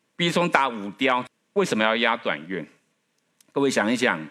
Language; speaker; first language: Chinese; native; Chinese